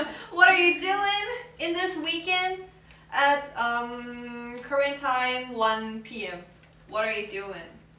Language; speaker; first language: English; non-native, learner; Thai